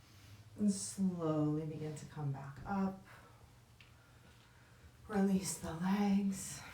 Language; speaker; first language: English; native; English